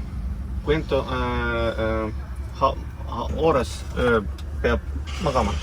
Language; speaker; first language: Spanish; non-native, learner; Estonian